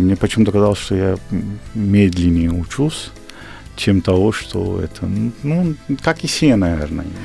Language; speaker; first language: Russian; non-native, fluent; Kashmiri